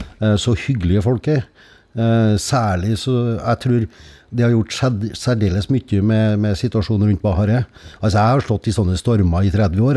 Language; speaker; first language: Norwegian; native; Norwegian